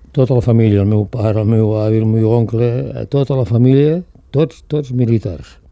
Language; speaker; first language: Catalan; non-native, local second language; Spanish